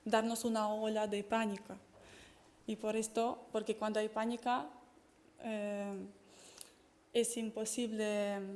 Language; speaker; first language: Spanish; non-native, fluent; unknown